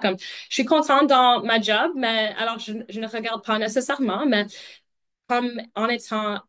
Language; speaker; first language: French; non-native, local second language; English